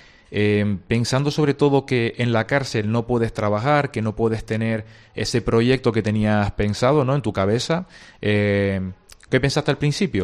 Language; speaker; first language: Spanish; native; Spanish